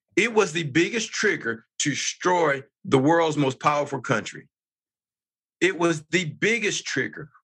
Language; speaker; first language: English; native; English